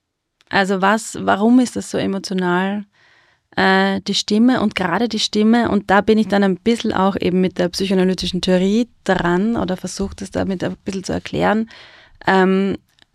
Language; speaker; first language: German; native; German